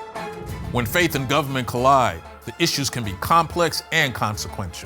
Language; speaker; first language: English; native; English